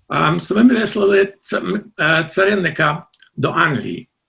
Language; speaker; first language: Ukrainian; early bilingual, heritage; Ukrainian